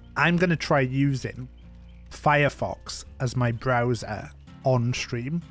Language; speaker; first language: English; non-native, local second language; Welsh